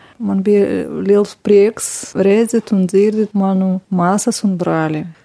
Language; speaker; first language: Latvian; non-native, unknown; Romanian